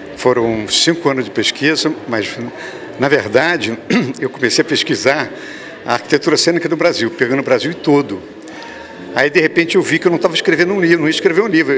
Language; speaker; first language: Portuguese; native; Portuguese